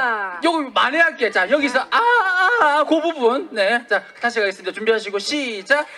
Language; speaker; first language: Korean; native; Korean